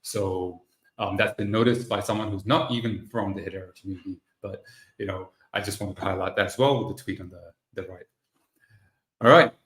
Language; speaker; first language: English; native; English